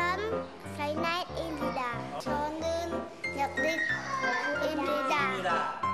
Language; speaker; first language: Korean; non-native, learner; Khmer